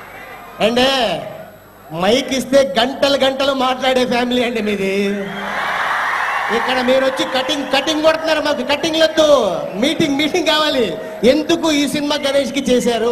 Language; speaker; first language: Telugu; native; Telugu